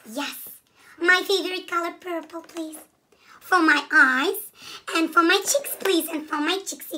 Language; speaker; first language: English; non-native, learner; Russian